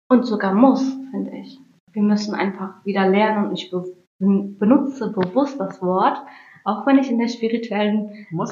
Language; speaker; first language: German; early bilingual, other home language; Turkish